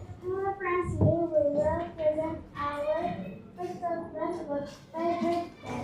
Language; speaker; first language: English; non-native, learner; Indonesian